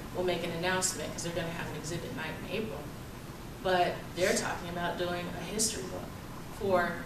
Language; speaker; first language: English; native; English